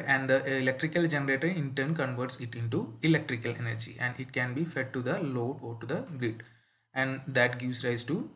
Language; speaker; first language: English; non-native, local second language; Malayalam